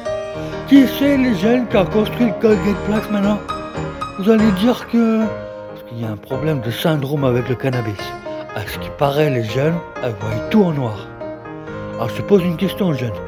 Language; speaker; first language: French; native; French